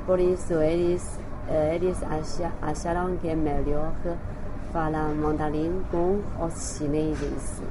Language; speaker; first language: Portuguese; non-native, learner; Chinese